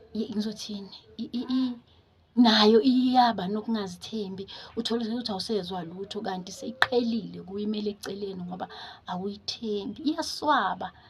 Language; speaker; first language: Zulu; native; Zulu